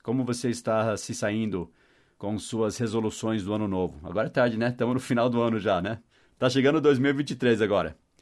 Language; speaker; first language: Portuguese; non-native, fluent; English